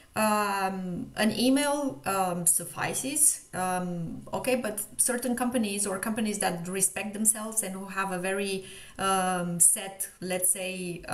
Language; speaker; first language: English; non-native, fluent; Romanian